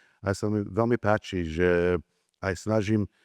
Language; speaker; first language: Slovak; non-native, learner; English